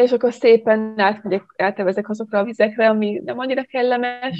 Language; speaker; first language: Hungarian; native; Hungarian